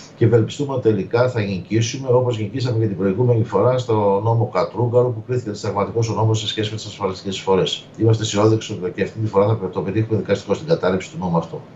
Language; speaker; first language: Greek; native; Greek